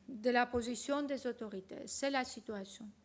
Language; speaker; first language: French; non-native, fluent; Armenian